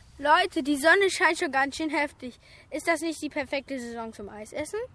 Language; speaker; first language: German; native; German